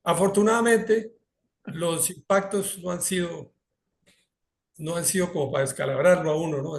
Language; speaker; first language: Spanish; native; Spanish